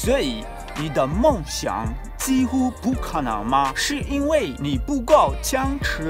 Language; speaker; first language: Chinese; non-native, fluent; Portuguese